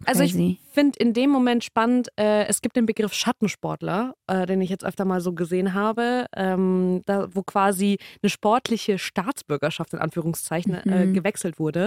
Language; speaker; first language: German; early bilingual, other home language; Russian